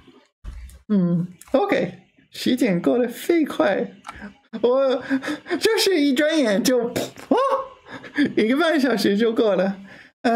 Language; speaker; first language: Chinese; non-native, learner; English